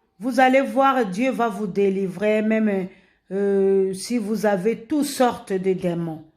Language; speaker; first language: French; non-native, local second language; Lingala